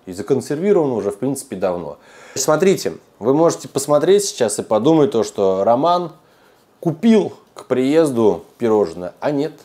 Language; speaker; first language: Russian; native; Russian